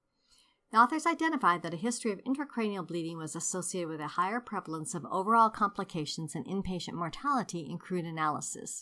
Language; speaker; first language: English; native; English